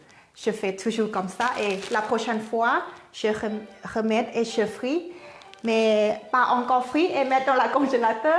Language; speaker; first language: French; non-native, learner; Thai